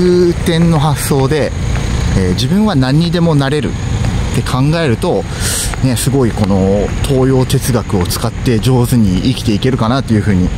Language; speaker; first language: Japanese; native; Japanese